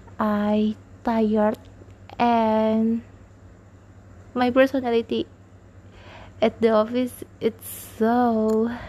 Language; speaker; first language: English; non-native, learner; Indonesian